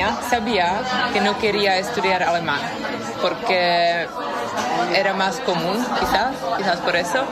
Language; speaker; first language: Spanish; non-native, fluent; Czech